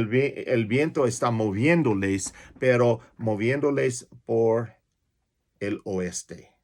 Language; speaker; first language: Spanish; non-native, fluent; English